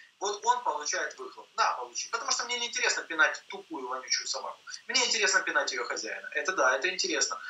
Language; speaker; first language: Russian; native; Russian